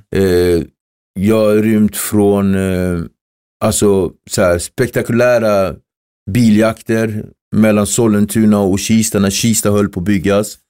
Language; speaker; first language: Swedish; early bilingual, other home language; Kabuverdianu